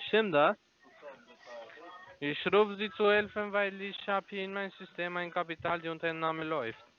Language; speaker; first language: German; non-native, learner; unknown